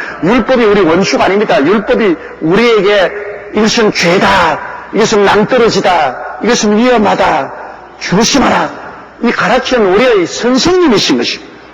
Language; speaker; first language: Korean; native; Korean